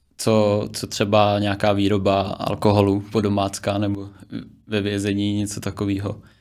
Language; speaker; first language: Czech; native; Czech